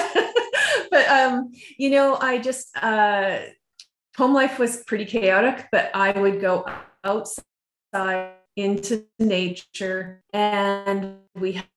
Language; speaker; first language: English; native; English